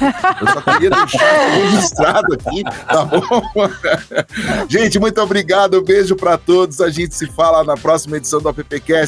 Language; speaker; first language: Portuguese; native; Portuguese